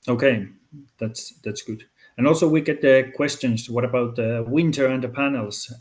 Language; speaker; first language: English; non-native, fluent; Finnish